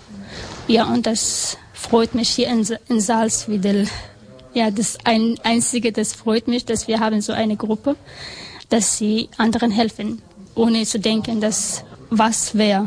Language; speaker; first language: German; non-native, learner; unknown